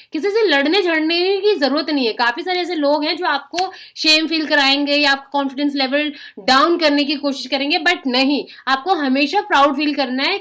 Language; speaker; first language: Hindi; native; Hindi